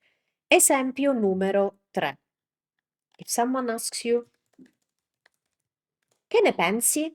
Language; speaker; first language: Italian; non-native, fluent; English